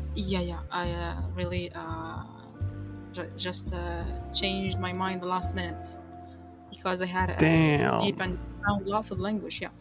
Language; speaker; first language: English; non-native, fluent; Arabic